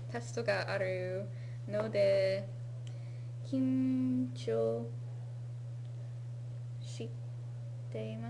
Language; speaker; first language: Japanese; non-native, learner; English